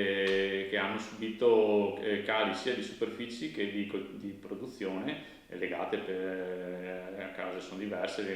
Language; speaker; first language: Italian; native; Italian